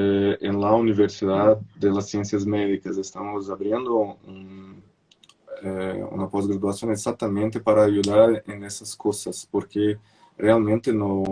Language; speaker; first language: Spanish; non-native, fluent; Portuguese